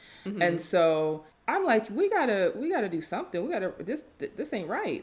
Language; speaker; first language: English; native; English